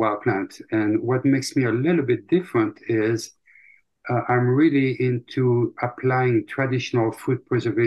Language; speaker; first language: English; non-native, fluent; French